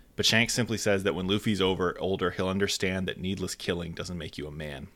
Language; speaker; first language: English; native; English